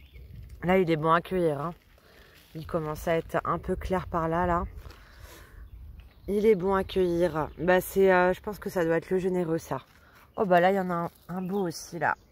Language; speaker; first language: French; native; French